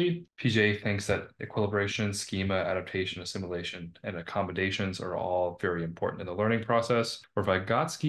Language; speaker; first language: English; native; English